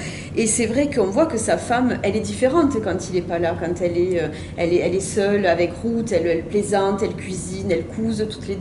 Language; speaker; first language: French; native; French